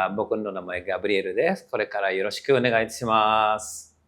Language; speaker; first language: Japanese; non-native, fluent; Spanish